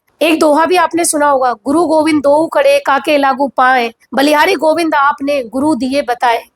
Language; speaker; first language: Hindi; native; Hindi